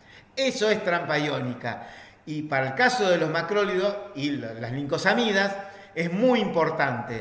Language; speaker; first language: Spanish; native; Spanish